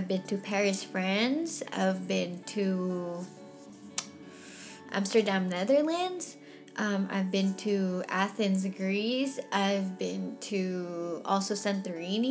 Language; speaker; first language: English; non-native, local second language; Filipino